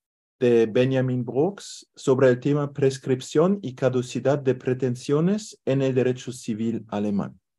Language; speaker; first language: Spanish; non-native, fluent; German